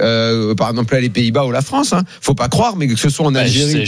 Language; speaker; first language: French; native; French